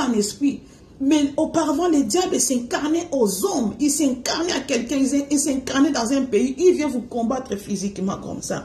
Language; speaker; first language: French; non-native, local second language; Lingala